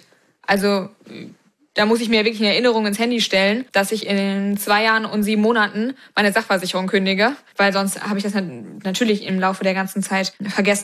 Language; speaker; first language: German; native; German